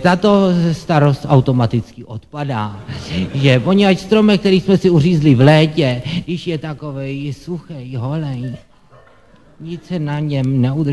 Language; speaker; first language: Czech; native; Czech